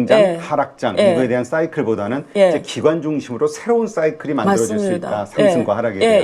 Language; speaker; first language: Korean; native; Korean